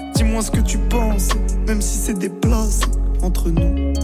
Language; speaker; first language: French; native; French